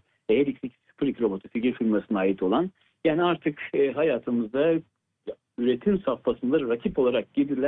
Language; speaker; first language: Turkish; native; Turkish